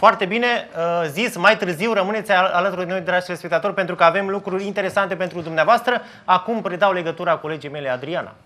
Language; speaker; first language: Romanian; native; Romanian